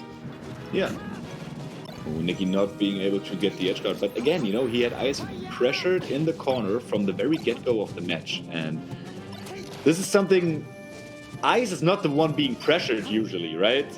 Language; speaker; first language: English; non-native, fluent; German